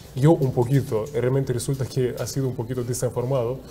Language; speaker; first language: Spanish; non-native, fluent; Russian